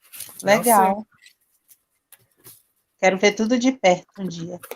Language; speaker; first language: Portuguese; native; Portuguese